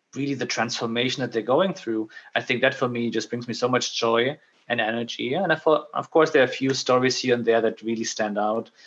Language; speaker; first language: English; non-native, fluent; German